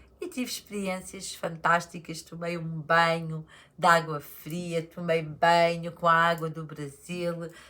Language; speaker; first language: Portuguese; native; Portuguese